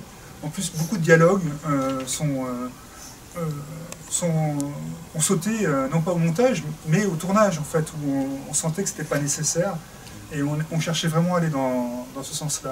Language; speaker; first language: French; native; French